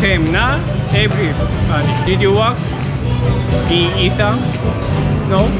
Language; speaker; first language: English; non-native, learner; Japanese